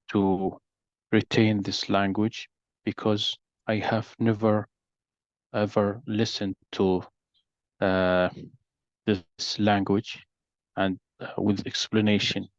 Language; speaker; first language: English; non-native, learner; Arabic